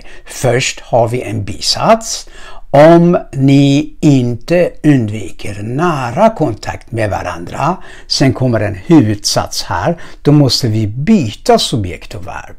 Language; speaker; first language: Swedish; non-native, fluent; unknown